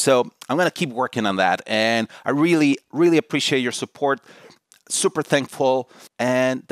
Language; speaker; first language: English; non-native, fluent; Spanish